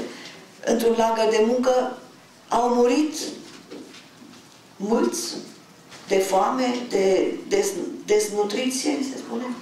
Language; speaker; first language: Romanian; non-native, local second language; German